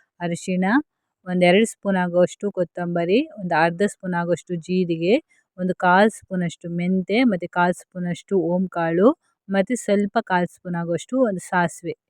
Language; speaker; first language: Kannada; non-native, local second language; Tulu